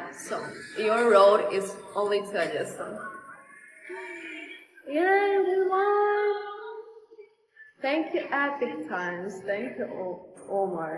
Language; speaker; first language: English; non-native, fluent; Russian